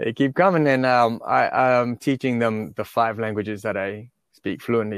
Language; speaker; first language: English; non-native, fluent; Chinese